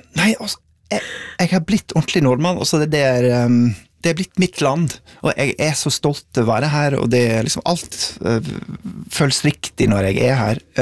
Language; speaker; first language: Norwegian; non-native, fluent; English